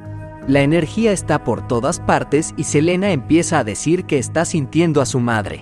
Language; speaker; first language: Spanish; native; Spanish